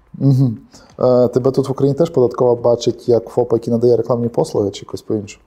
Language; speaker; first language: Ukrainian; native; Ukrainian